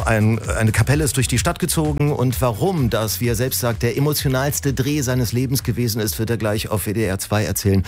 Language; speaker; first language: German; native; German